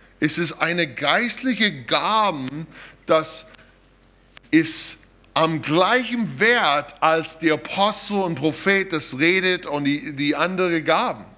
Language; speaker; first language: German; non-native, fluent; English